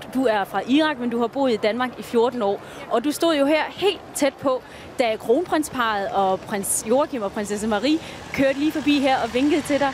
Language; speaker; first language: Danish; native; Danish